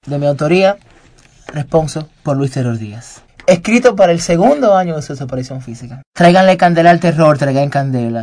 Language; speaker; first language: Spanish; native; Spanish